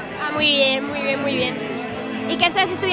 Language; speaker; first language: Spanish; native; Spanish